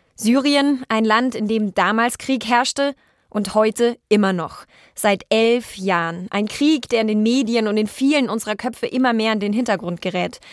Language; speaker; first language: German; native; German